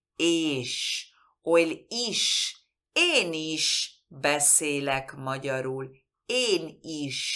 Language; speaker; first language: Hungarian; non-native, learner; Spanish